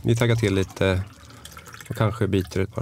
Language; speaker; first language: Swedish; native; Swedish